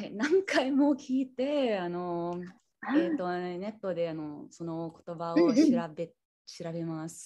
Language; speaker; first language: Japanese; non-native, learner; English